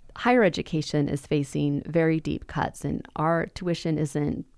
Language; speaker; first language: English; native; English